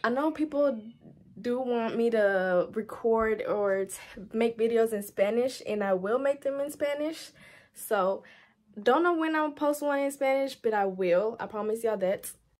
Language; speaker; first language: English; early bilingual, other home language; Spanish